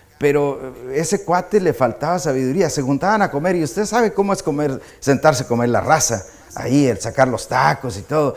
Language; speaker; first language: Spanish; native; Spanish